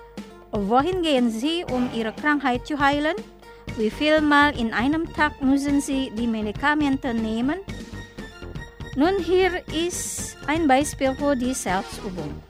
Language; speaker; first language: German; non-native, fluent; Indonesian